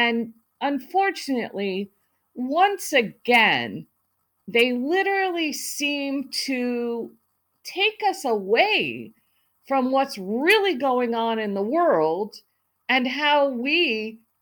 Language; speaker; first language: English; native; English